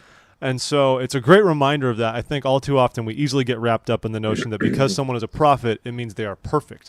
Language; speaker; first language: English; native; English